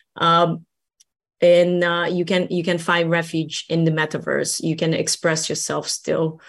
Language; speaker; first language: English; non-native, fluent; Portuguese